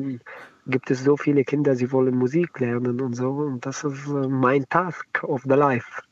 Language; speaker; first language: German; non-native, learner; Arabic